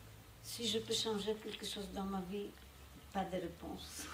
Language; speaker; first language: French; non-native, fluent; Polish